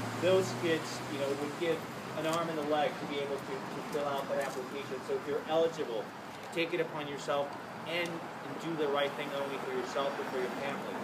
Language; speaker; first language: English; early bilingual, other home language; Spanish